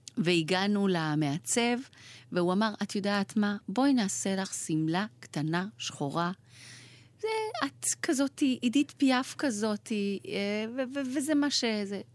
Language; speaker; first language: Hebrew; early bilingual, other home language; Persian